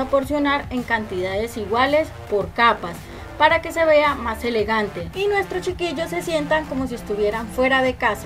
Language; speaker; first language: Spanish; native; Spanish